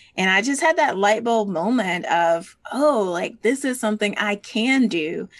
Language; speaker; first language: English; native; English